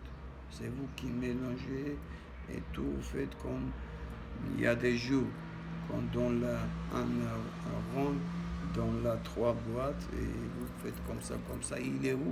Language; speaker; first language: French; non-native, learner; Armenian